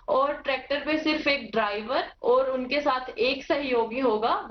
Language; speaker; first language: Hindi; native; Hindi